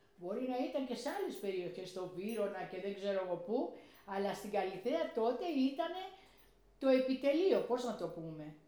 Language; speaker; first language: Greek; early bilingual, heritage; Greek